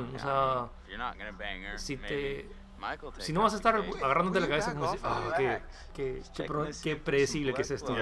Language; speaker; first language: Spanish; native; Spanish